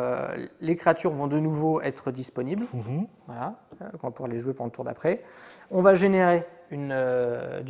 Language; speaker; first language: French; native; French